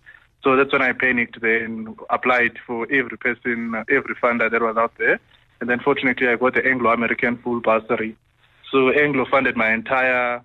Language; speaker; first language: English; non-native, local second language; Xhosa